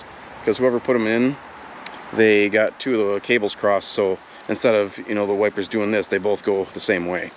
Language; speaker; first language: English; native; English